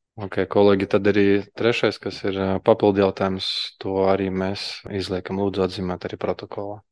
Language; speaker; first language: Latvian; non-native, local second language; Russian